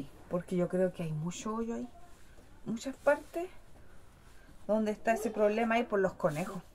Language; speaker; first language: Spanish; native; Spanish